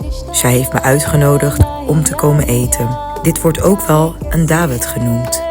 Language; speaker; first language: Dutch; early bilingual, other home language; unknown